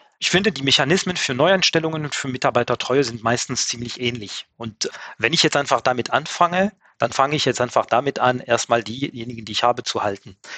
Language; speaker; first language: German; non-native, fluent; French